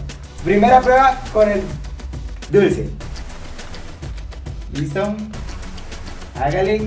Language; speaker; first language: Spanish; native; Spanish